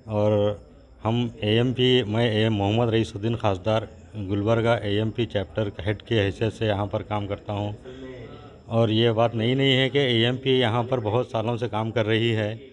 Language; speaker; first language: Hindi; non-native, local second language; Urdu